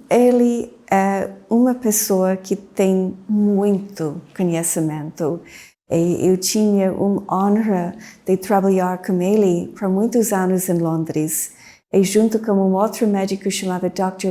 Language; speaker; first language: Portuguese; non-native, fluent; English